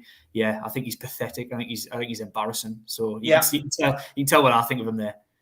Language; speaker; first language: English; native; English